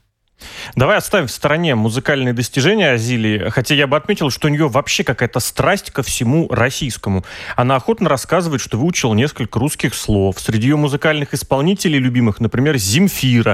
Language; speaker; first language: Russian; native; Russian